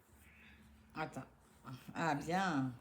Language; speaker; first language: French; native; French